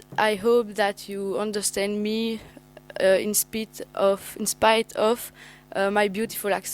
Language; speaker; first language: English; non-native, learner; French